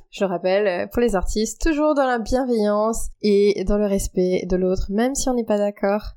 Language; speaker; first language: French; non-native, local second language; Morisyen